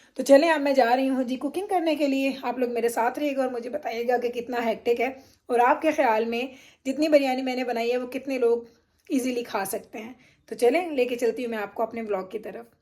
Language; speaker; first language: Urdu; native; Urdu